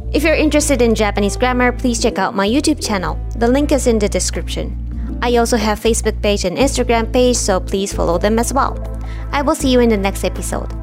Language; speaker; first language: English; non-native, fluent; Japanese